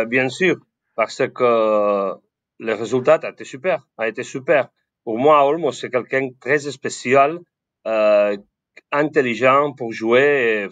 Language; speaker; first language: French; non-native, fluent; Spanish